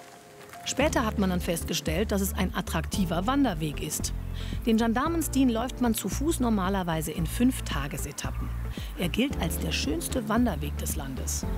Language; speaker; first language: German; native; German